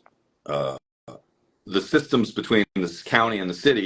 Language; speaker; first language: English; native; English